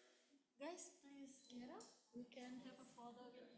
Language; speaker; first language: English; non-native, learner; Indonesian